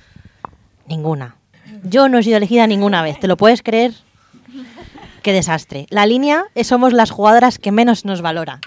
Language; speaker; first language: Spanish; native; Spanish